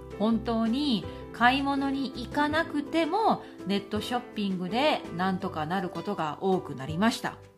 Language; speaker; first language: Japanese; native; Japanese